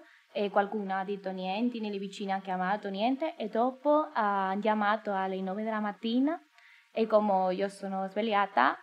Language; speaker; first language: Italian; non-native, learner; Spanish